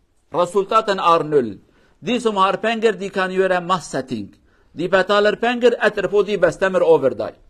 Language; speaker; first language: Norwegian; non-native, learner; Kurdish